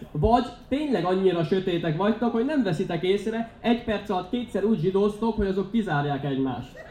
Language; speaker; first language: Hungarian; native; Hungarian